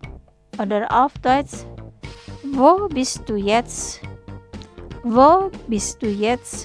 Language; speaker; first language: German; non-native, fluent; Indonesian